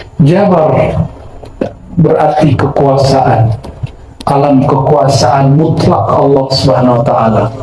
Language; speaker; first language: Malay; non-native, local second language; Minangkabau